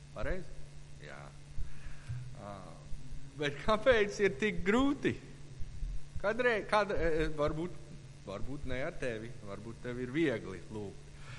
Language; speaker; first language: Latvian; non-native, fluent; English